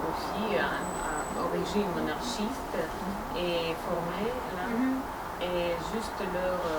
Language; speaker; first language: French; non-native, learner; Russian